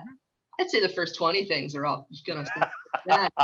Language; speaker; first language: English; native; English